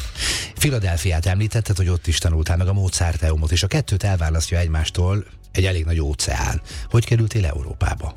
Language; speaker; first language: Hungarian; native; Hungarian